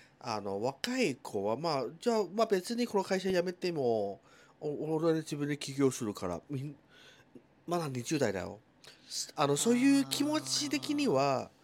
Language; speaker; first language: Japanese; non-native, fluent; Chinese